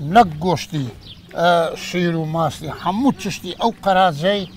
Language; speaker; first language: Central Kurdish; native; Central Kurdish